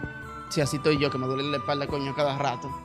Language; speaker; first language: Spanish; native; Spanish